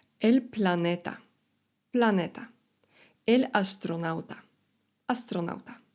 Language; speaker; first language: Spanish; non-native, fluent; Polish